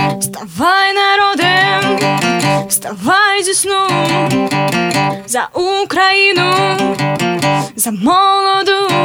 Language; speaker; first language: Ukrainian; native; Ukrainian